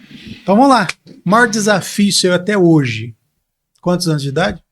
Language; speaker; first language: Portuguese; native; Portuguese